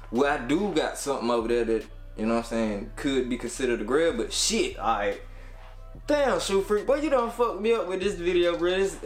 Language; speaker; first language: English; native; English